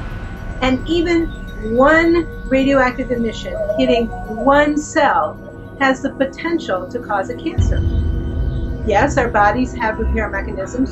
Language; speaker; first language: English; native; English